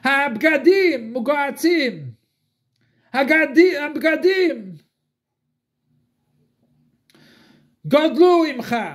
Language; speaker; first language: Hebrew; non-native, fluent; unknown